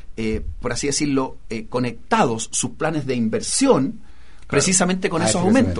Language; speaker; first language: Spanish; native; Spanish